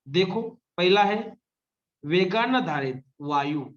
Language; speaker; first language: Hindi; non-native, local second language; Marathi